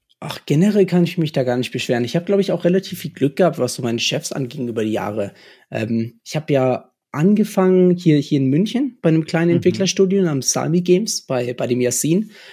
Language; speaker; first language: German; early bilingual, other home language; English